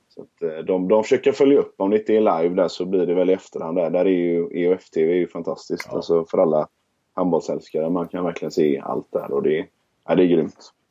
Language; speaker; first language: Swedish; native; Swedish